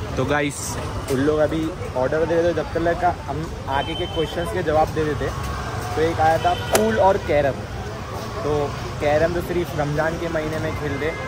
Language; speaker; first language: Hindi; native; Hindi